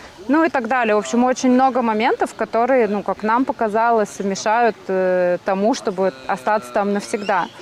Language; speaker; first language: Russian; native; Russian